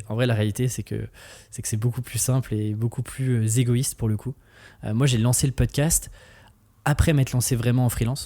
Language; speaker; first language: French; native; French